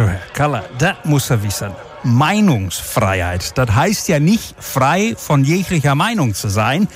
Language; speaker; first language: German; native; German